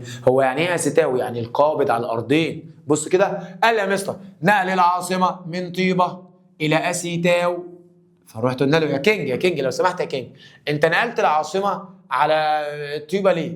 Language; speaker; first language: Arabic; native; Arabic